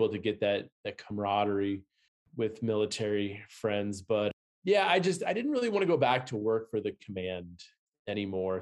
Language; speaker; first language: English; native; English